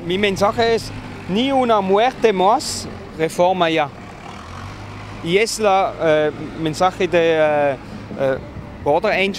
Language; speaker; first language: Spanish; non-native, learner; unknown